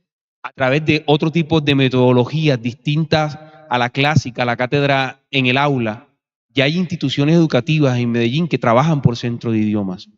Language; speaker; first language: Spanish; native; Spanish